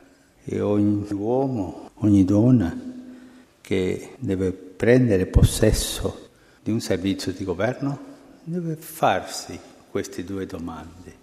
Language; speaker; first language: Italian; non-native, fluent; Spanish